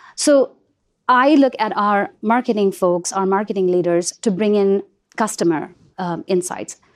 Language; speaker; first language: English; non-native, local second language; Hindi